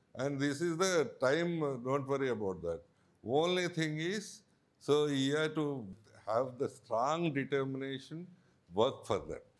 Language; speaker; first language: English; non-native, local second language; Telugu